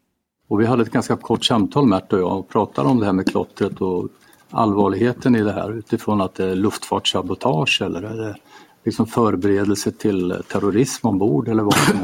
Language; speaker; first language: Swedish; native; Swedish